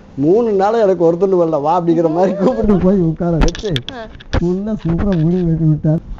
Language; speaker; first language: Tamil; native; Tamil